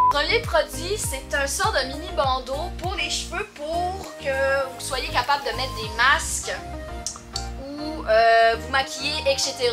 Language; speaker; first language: French; native; French